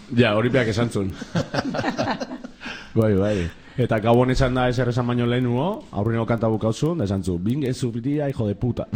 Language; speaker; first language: Basque; native; Basque